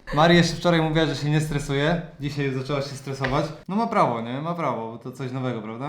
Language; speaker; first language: Polish; native; Polish